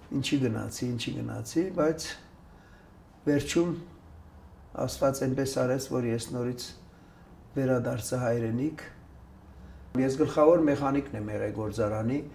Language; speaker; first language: Armenian; early bilingual, other home language; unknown